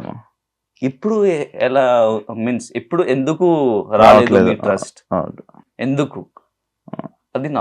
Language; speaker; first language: Telugu; non-native, learner; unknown